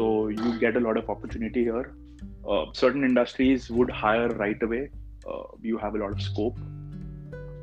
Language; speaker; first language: English; non-native, local second language; Hindi